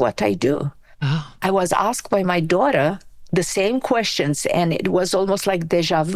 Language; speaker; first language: English; non-native, fluent; Romanian